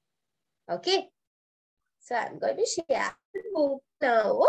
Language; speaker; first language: English; non-native, local second language; Sinhala